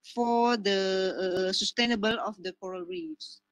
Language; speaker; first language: English; non-native, fluent; Indonesian